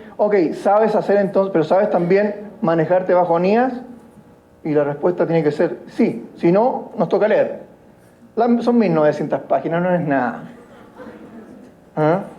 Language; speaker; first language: Spanish; native; Spanish